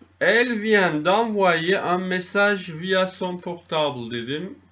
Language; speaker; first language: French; non-native, fluent; Turkish